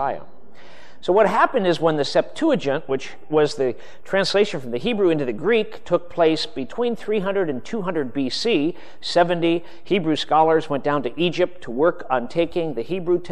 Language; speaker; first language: English; native; English